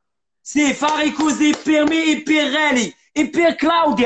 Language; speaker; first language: Italian; non-native, learner; Arabic